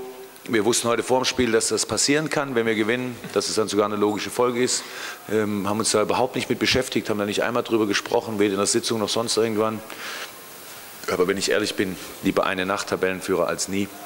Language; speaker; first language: German; native; German